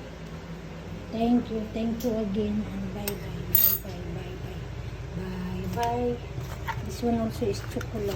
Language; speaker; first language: English; non-native, learner; Filipino